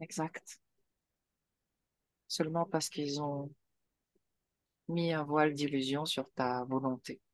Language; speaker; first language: French; native; French